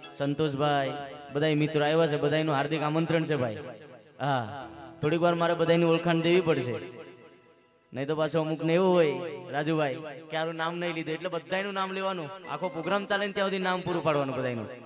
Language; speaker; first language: Gujarati; native; Gujarati